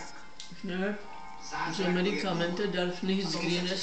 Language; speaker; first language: German; non-native, learner; Czech